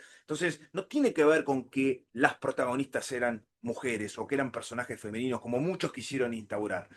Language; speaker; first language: Spanish; native; Spanish